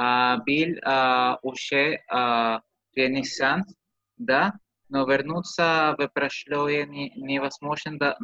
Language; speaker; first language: Russian; non-native, learner; Spanish